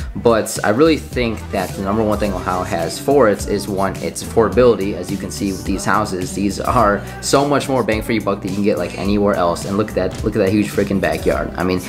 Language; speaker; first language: English; native; English